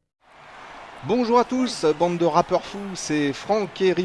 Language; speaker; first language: French; native; French